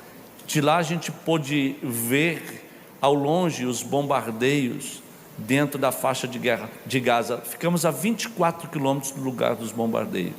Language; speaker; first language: Portuguese; native; Portuguese